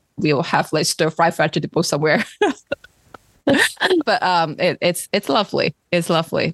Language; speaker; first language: English; non-native, local second language; Cantonese